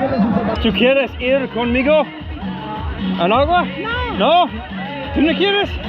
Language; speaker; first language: Spanish; non-native, learner; English